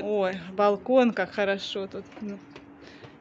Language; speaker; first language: Russian; native; Russian